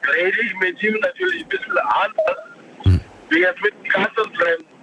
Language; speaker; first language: German; native; German